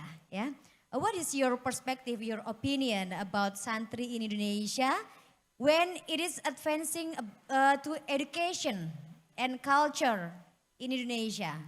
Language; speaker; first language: English; non-native, fluent; Indonesian